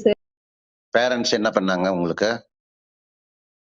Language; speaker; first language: Tamil; native; Tamil